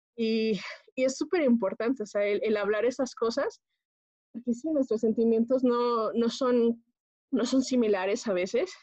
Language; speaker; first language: Spanish; native; Spanish